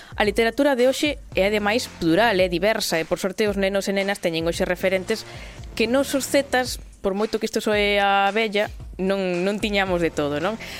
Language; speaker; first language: Galician; native; Galician